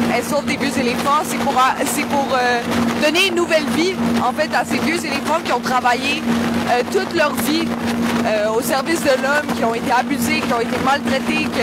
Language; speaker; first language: French; native; French